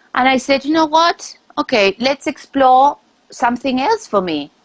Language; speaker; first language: English; non-native, fluent; Spanish